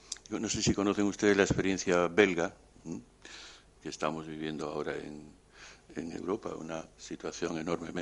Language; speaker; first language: Spanish; native; Spanish